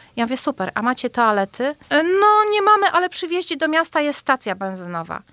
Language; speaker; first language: Polish; native; Polish